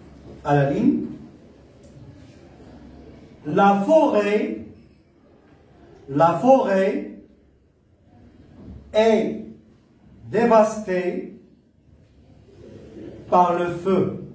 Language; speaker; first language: French; non-native, local second language; Arabic